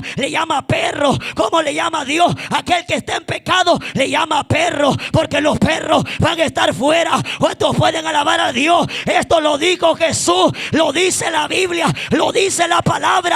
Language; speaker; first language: Spanish; native; Spanish